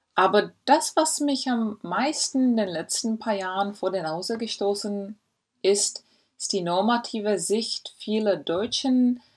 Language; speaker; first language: German; non-native, fluent; Czech